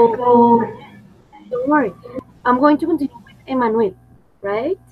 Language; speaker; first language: English; non-native, fluent; Spanish